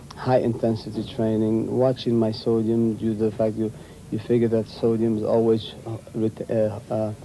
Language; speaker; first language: English; non-native, fluent; Arabic